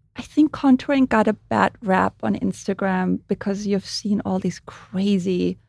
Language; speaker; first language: English; non-native, fluent; German